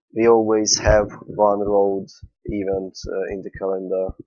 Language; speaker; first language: English; non-native, fluent; Hungarian